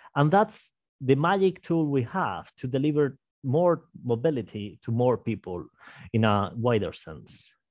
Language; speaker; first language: English; non-native, fluent; Spanish